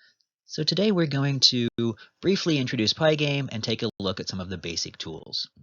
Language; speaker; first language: English; native; English